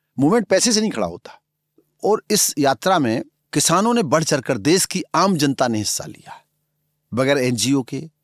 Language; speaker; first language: Hindi; native; Hindi